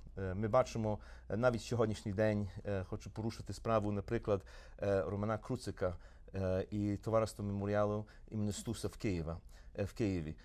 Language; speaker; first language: Ukrainian; early bilingual, heritage; Ukrainian